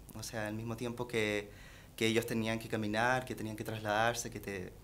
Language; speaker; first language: Spanish; native; Spanish